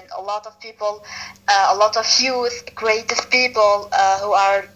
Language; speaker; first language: English; non-native, fluent; Arabic